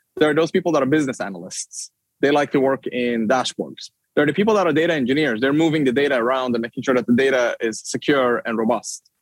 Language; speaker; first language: English; non-native, fluent; Swedish